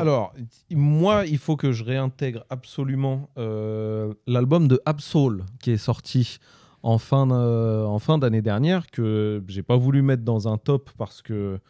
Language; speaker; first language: French; native; French